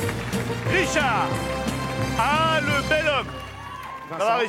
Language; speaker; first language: French; native; French